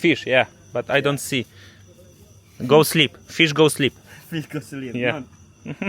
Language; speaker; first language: English; non-native, learner; Polish